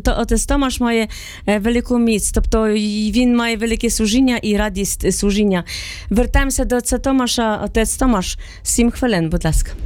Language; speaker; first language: Ukrainian; native; Ukrainian